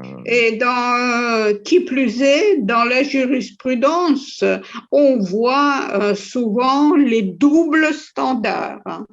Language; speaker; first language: French; non-native, fluent; Russian